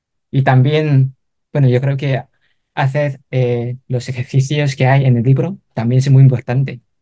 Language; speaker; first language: Spanish; non-native, fluent; Cantonese